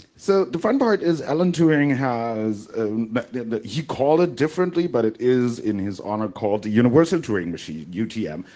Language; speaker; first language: English; non-native, fluent; German